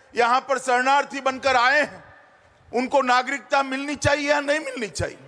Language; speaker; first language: Hindi; native; Hindi